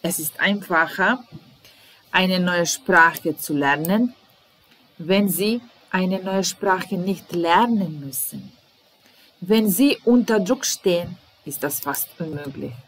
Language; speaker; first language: German; non-native, fluent; Serbian